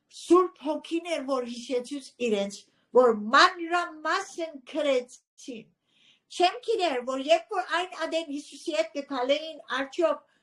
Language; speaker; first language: Armenian; early bilingual, heritage; Armenian